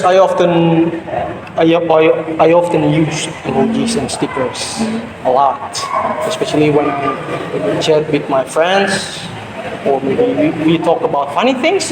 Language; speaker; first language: English; non-native, learner; Indonesian